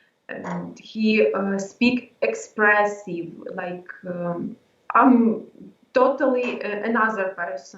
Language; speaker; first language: English; non-native, learner; Ukrainian